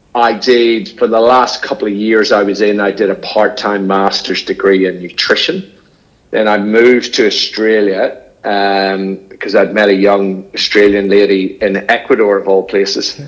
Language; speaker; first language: English; native; English